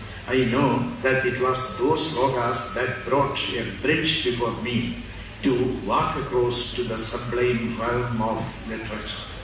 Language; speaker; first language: English; non-native, local second language; Malayalam